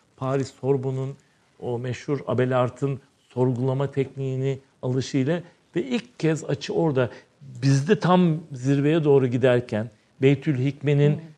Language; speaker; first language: Turkish; native; Turkish